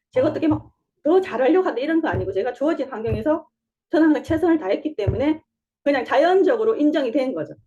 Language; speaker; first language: Korean; native; Korean